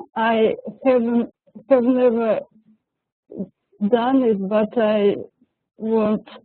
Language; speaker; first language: English; non-native, learner; Russian